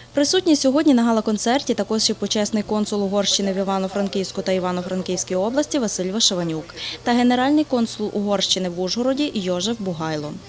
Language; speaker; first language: Ukrainian; native; Ukrainian